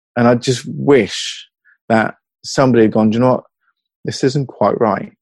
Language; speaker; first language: English; native; English